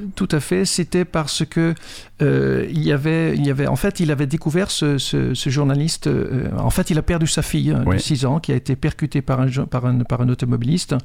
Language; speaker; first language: French; non-native, fluent; Dutch